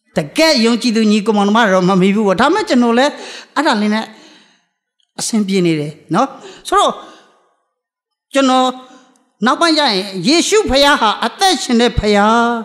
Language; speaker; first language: Burmese; native; Burmese